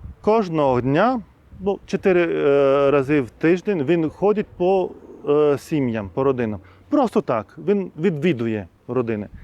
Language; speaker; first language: Ukrainian; non-native, fluent; Lithuanian